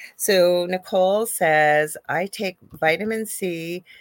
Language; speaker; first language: English; native; English